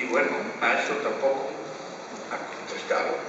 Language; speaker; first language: Spanish; non-native, fluent; Dutch